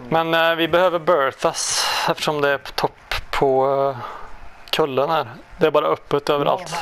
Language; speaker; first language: Swedish; native; Swedish